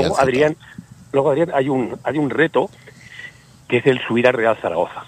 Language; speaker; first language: Spanish; native; Spanish